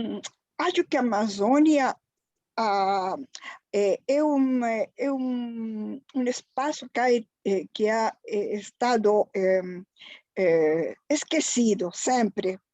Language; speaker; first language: Portuguese; non-native, fluent; Spanish